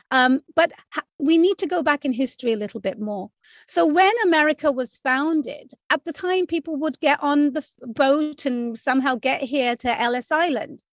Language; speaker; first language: English; native; English